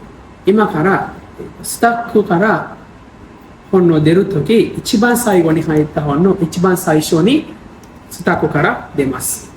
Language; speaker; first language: Japanese; non-native, learner; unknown